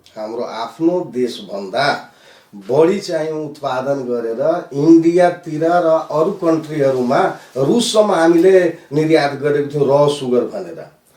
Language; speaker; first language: Nepali; non-native, local second language; Maithili